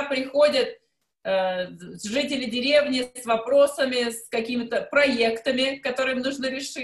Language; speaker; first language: Russian; native; Russian